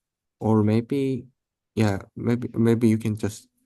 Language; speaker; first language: English; non-native, learner; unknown